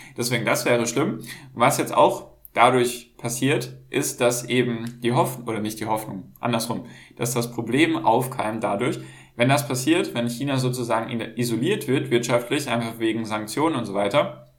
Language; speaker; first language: German; native; German